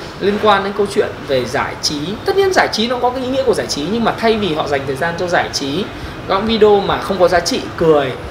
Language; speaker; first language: Vietnamese; native; Vietnamese